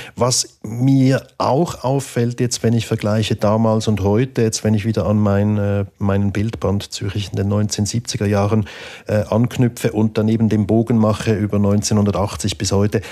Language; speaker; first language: German; native; German